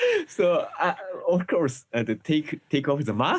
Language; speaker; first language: English; non-native, learner; Japanese